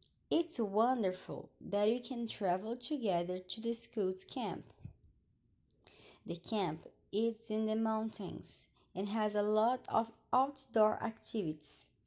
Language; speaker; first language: English; non-native, fluent; Portuguese